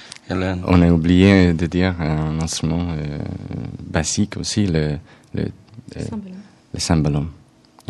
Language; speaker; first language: French; non-native, fluent; Hungarian